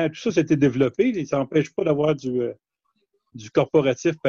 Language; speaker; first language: French; native; French